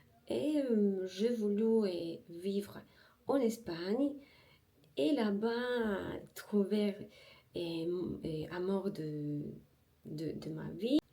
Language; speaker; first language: French; non-native, learner; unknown